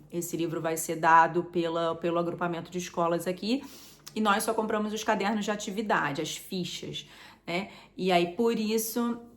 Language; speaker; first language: Portuguese; native; Portuguese